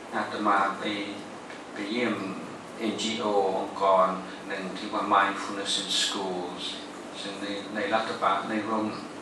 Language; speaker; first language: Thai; non-native, fluent; English